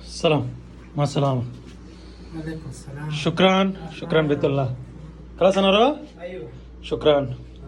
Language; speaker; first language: Arabic; non-native, learner; Telugu